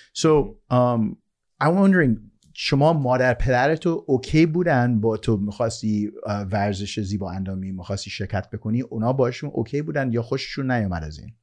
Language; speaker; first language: Persian; early bilingual, heritage; Persian